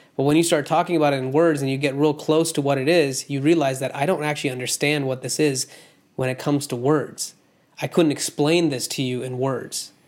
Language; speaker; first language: English; non-native, local second language; Hindi